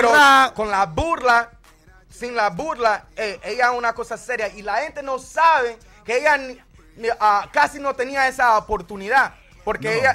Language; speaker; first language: Spanish; early bilingual, heritage; Spanish